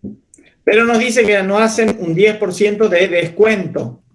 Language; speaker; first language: Spanish; native; Spanish